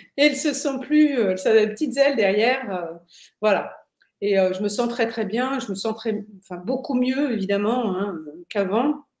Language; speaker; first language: French; native; French